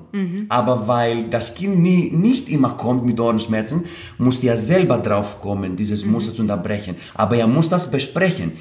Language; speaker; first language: German; non-native, fluent; Greek